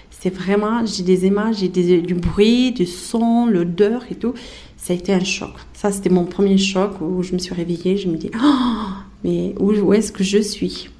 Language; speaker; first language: French; early bilingual, other home language; Arabic